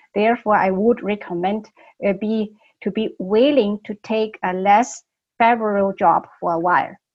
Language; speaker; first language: English; non-native, fluent; Chinese